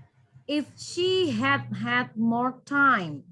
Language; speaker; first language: English; non-native, fluent; Indonesian